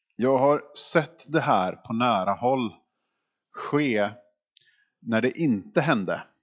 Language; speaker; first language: Swedish; native; Swedish